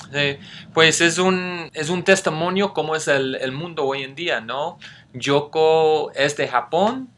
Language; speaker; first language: Spanish; non-native, fluent; English